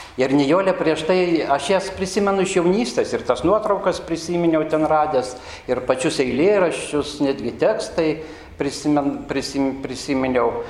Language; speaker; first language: Lithuanian; native; Lithuanian